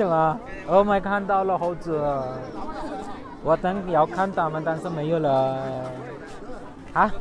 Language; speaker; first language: Chinese; non-native, learner; Hindi